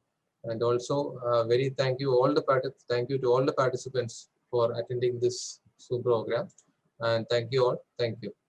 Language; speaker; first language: English; non-native, local second language; Malayalam